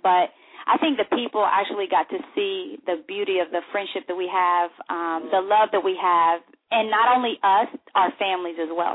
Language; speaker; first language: English; native; English